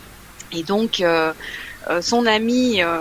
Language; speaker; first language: French; native; French